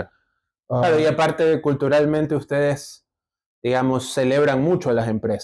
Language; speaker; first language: Spanish; native; Spanish